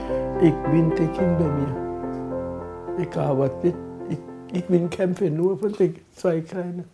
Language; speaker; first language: German; non-native, learner; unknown